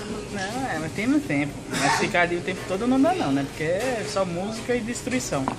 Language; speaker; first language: Portuguese; native; Portuguese